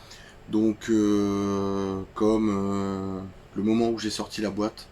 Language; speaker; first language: French; native; French